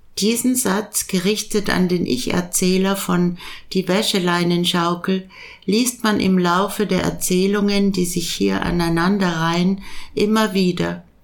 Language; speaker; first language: German; native; German